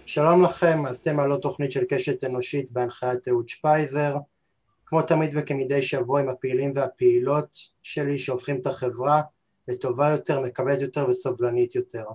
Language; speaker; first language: Hebrew; native; Hebrew